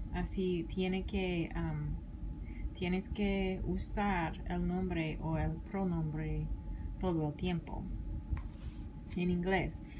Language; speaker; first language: Spanish; non-native, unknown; English